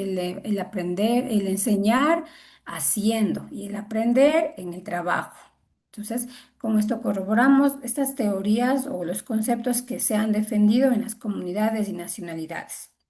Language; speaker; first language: Spanish; native; Spanish